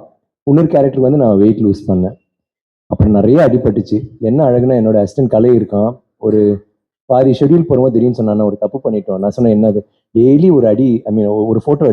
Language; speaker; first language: Tamil; native; Tamil